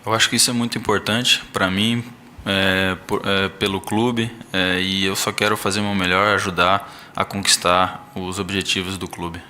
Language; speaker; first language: Portuguese; early bilingual, heritage; Portuguese